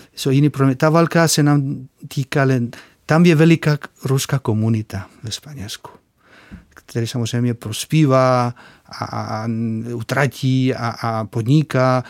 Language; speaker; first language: Czech; non-native, fluent; Spanish